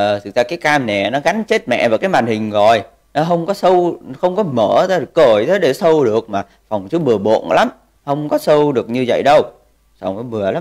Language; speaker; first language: Vietnamese; native; Vietnamese